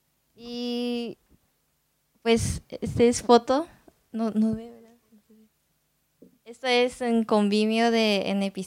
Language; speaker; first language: Spanish; non-native, learner; Japanese